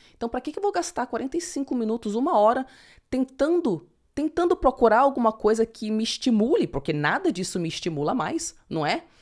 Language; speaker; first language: Portuguese; early bilingual, heritage; English